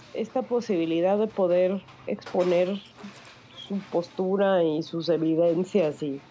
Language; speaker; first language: Spanish; native; Spanish